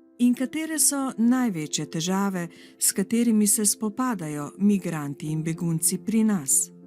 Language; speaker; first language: Slovenian; native; Slovenian